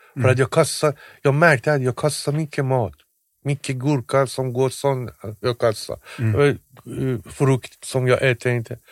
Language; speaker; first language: Swedish; non-native, fluent; Persian